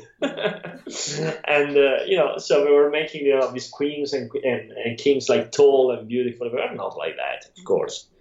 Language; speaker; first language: English; non-native, fluent; Italian